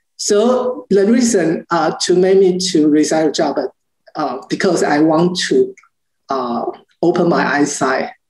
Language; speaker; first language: English; non-native, learner; Chinese